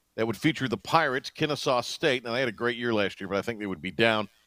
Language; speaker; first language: English; native; English